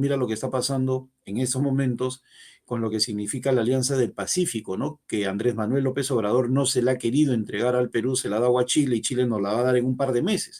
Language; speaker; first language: Spanish; native; Spanish